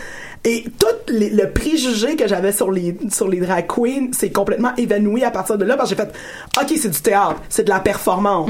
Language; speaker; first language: French; native; French